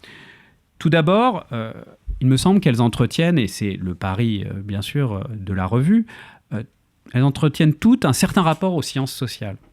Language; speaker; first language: French; native; French